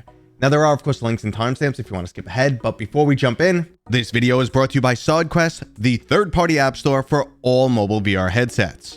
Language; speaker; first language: English; native; English